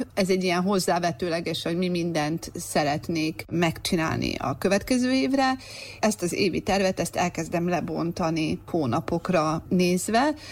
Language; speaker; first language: Hungarian; native; Hungarian